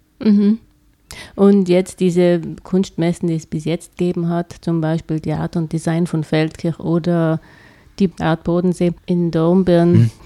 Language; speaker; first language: German; native; German